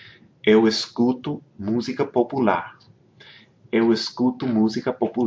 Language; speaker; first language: Portuguese; non-native, fluent; English